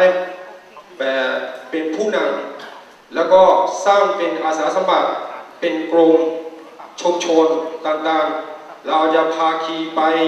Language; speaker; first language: Thai; non-native, fluent; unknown